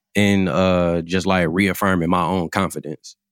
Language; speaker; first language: English; native; English